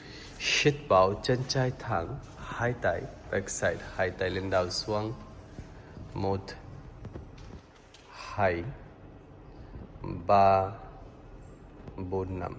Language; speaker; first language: Vietnamese; non-native, learner; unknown